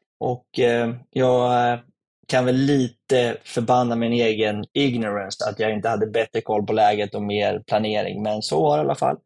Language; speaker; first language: Swedish; native; Swedish